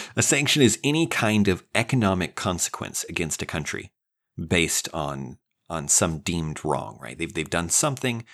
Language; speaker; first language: English; native; English